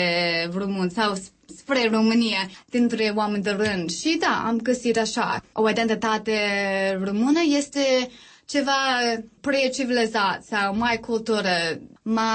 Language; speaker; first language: Romanian; non-native, learner; English